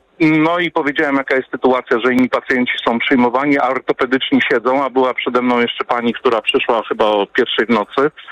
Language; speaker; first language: Polish; native; Polish